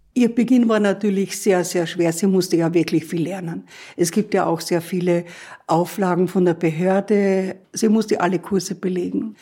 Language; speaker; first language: German; native; German